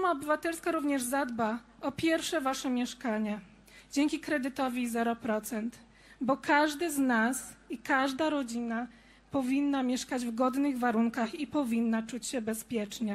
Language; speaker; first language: Polish; native; Polish